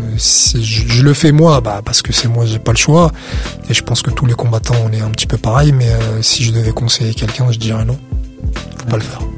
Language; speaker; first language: French; early bilingual, other home language; Arabic